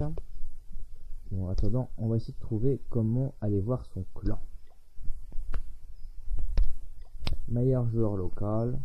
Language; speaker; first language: French; native; French